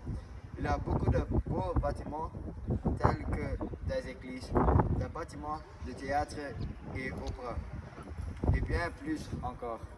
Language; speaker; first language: French; non-native, local second language; Dutch